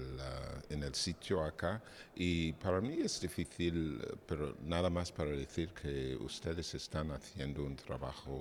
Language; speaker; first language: Spanish; non-native, fluent; English